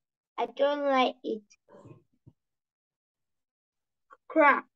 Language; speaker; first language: English; non-native, learner; Vietnamese